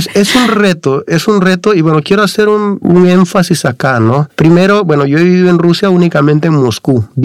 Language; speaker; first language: Spanish; native; Spanish